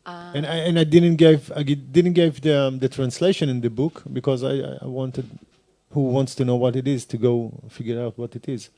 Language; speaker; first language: English; non-native, fluent; Hebrew